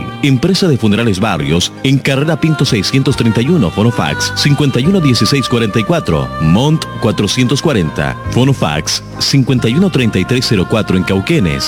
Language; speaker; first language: Spanish; native; Spanish